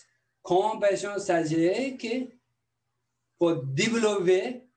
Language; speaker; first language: French; non-native, learner; Tibetan